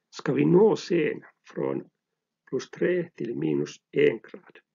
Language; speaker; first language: Swedish; non-native, local second language; Finnish